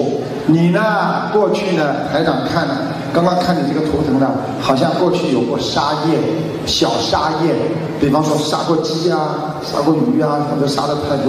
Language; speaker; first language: Chinese; native; Chinese